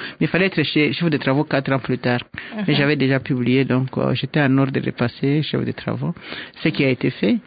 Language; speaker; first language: French; non-native, local second language; Swahili